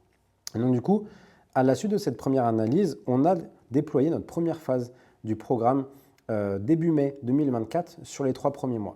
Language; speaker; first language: French; native; French